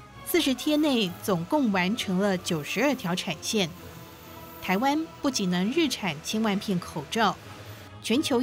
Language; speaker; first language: Chinese; native; Chinese